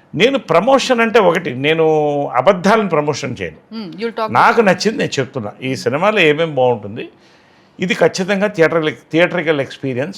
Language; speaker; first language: Telugu; native; Telugu